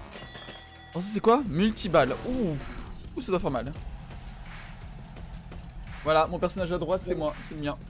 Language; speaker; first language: French; native; French